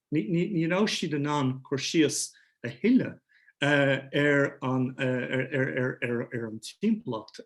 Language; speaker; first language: Irish; non-native, local second language; English